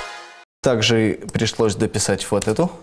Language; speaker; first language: Russian; native; Russian